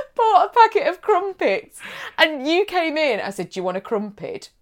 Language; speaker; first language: English; native; English